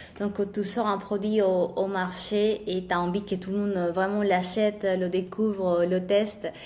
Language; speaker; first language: French; non-native, fluent; Spanish